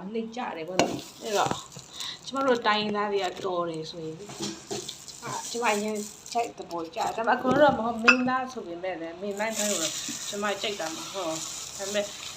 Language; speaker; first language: Burmese; non-native, local second language; S'gaw Karen